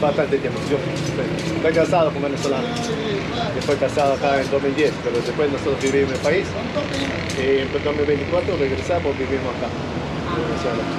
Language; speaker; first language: Spanish; non-native, learner; English